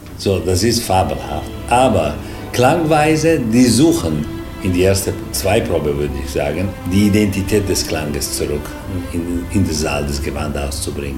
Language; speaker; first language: German; non-native, learner; Italian